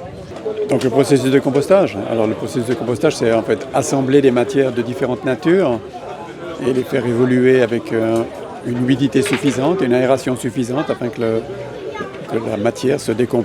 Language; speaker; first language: French; native; French